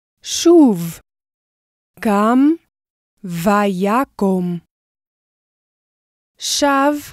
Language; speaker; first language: Hebrew; non-native, fluent; English